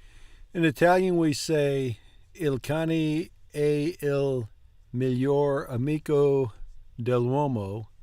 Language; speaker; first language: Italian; non-native, learner; English